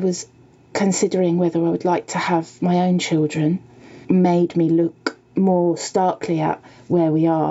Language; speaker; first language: English; native; English